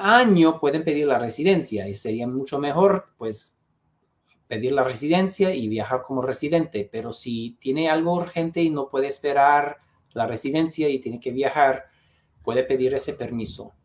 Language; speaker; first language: Spanish; non-native, fluent; English